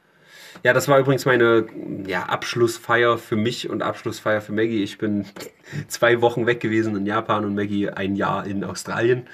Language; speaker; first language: German; native; German